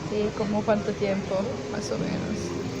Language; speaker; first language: Spanish; non-native, learner; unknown